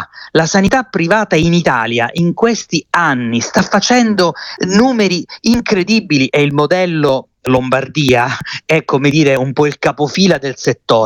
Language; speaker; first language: Italian; native; Italian